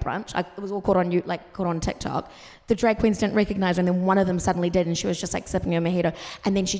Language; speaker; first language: English; native; English